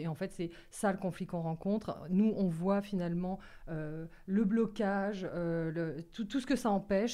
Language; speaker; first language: French; native; French